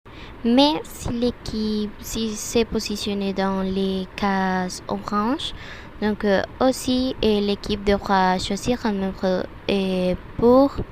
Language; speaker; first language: French; non-native, learner; Spanish